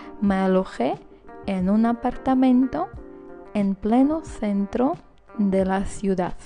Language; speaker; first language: Spanish; non-native, fluent; Russian